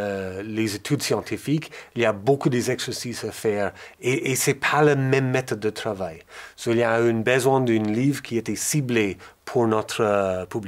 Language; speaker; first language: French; non-native, fluent; English